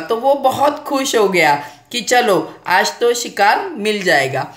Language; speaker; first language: Hindi; non-native, local second language; Marathi